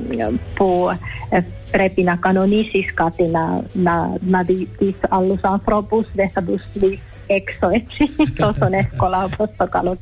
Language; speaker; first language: Greek; early bilingual, heritage; Greek